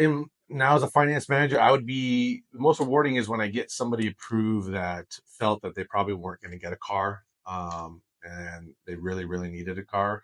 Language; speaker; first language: English; native; English